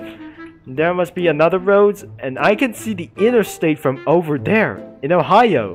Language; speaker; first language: English; non-native, learner; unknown